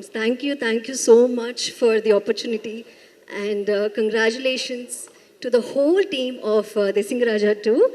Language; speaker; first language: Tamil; non-native, learner; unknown